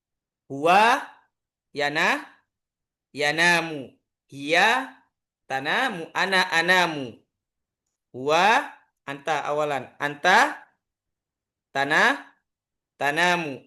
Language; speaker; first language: Arabic; non-native, fluent; Indonesian